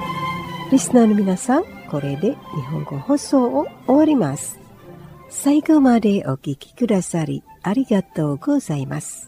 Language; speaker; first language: Japanese; non-native, fluent; Indonesian